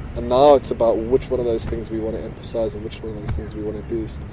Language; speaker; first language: English; native; English